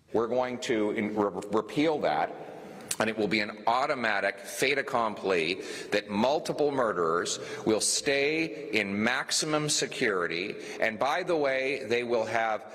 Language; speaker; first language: English; native; English